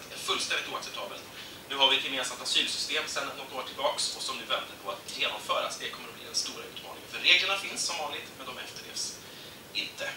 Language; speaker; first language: Swedish; native; Swedish